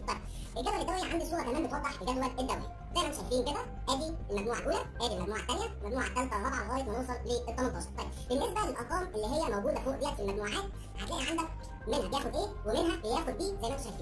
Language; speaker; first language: Arabic; native; Arabic